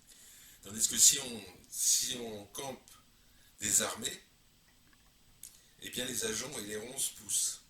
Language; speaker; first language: French; native; French